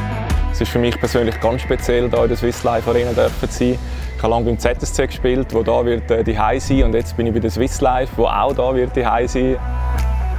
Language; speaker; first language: German; native; German